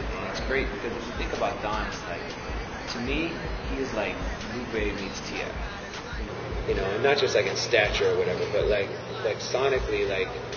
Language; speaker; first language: English; native; English